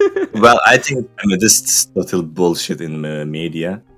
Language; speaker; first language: English; non-native, fluent; Turkish